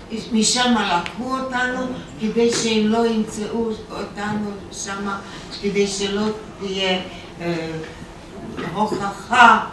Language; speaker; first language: Hebrew; non-native, fluent; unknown